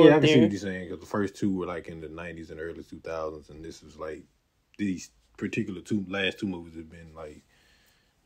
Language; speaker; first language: English; native; English